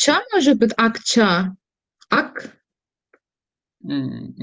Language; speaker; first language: Russian; non-native, fluent; Turkish